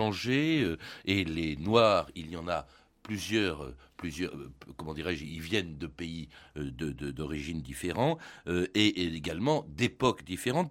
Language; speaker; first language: French; native; French